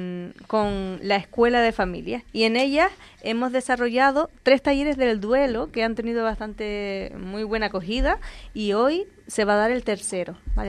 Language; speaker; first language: Spanish; native; Spanish